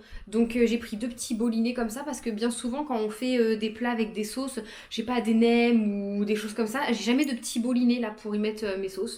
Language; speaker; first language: French; native; French